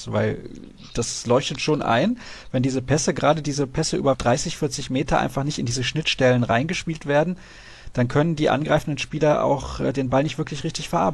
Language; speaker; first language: German; native; German